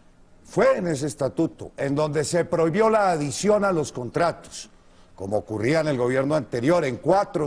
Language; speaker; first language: Spanish; native; Spanish